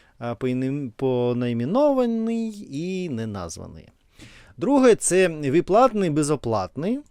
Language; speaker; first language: Ukrainian; non-native, learner; Russian